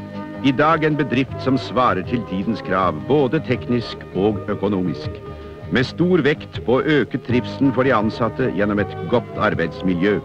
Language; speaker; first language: Norwegian; native; Norwegian